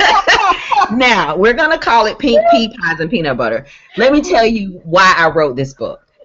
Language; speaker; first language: English; native; English